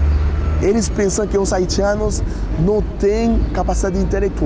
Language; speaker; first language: Portuguese; non-native, fluent; Haitian Creole